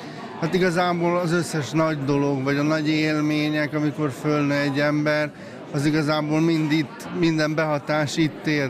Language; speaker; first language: Hungarian; early bilingual, heritage; Hungarian